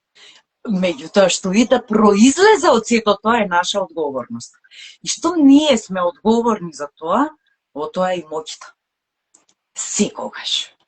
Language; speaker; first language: Macedonian; native; Macedonian